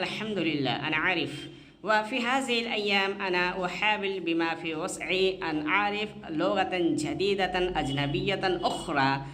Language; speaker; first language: Arabic; non-native, fluent; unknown